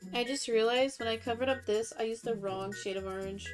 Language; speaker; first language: English; native; English